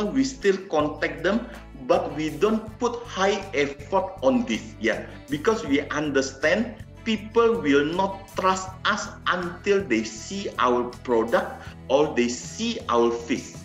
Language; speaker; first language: English; non-native, learner; Indonesian